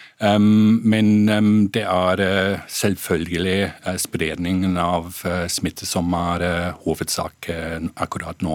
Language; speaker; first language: Norwegian; non-native, fluent; English